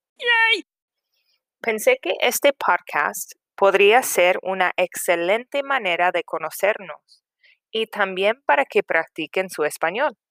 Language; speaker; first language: Spanish; non-native, fluent; English